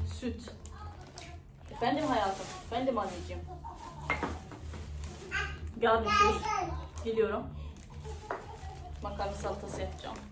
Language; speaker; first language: Turkish; non-native, fluent; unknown